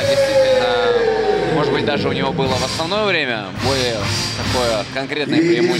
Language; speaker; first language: Russian; native; Russian